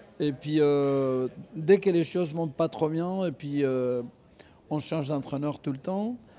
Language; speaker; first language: French; non-native, fluent; Spanish